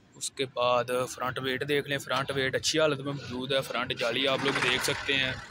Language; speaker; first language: Urdu; non-native, local second language; Punjabi